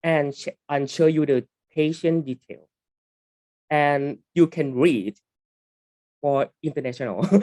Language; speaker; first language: English; non-native, learner; Thai